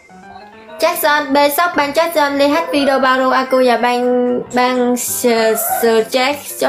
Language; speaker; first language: Indonesian; non-native, learner; Vietnamese